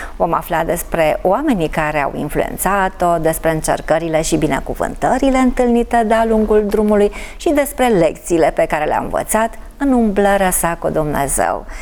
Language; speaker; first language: Romanian; native; Romanian